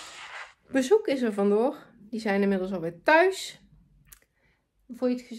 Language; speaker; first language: Dutch; native; Dutch